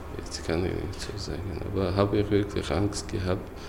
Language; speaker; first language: German; non-native, learner; Chechen